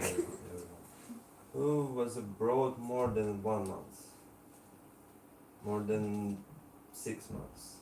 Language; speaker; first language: English; non-native, learner; Russian